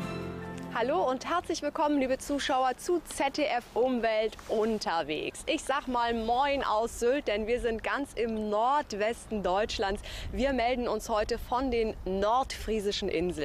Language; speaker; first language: German; native; German